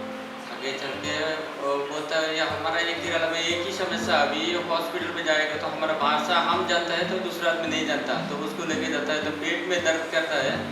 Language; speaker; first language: Hindi; non-native, local second language; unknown